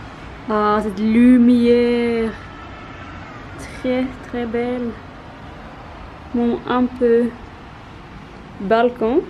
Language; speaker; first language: French; non-native, learner; Norwegian